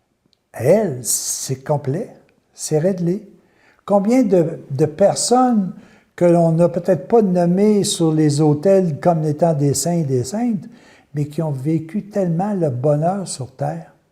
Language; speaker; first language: French; native; French